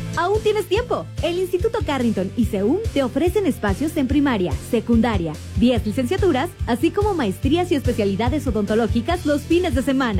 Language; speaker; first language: Spanish; native; Spanish